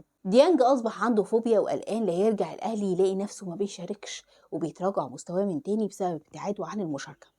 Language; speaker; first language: Arabic; native; Arabic